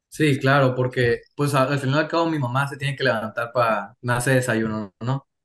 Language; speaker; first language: Spanish; native; Spanish